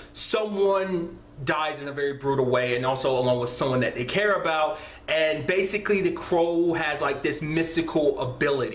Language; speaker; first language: English; native; English